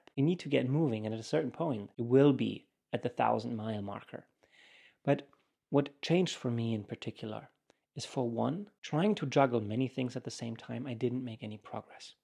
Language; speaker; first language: English; non-native, fluent; German